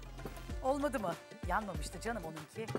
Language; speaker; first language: Turkish; native; Turkish